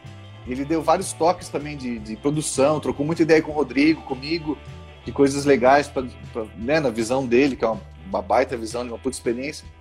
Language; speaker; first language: Portuguese; native; Portuguese